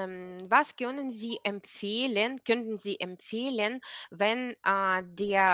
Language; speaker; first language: German; non-native, fluent; Ukrainian